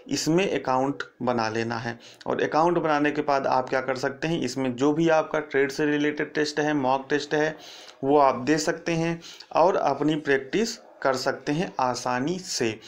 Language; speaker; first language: Hindi; native; Hindi